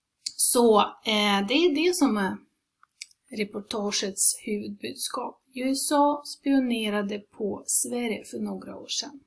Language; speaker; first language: Swedish; non-native, fluent; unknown